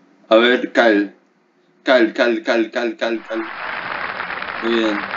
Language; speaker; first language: Spanish; native; Spanish